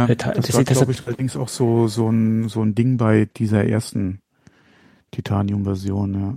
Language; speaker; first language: German; native; German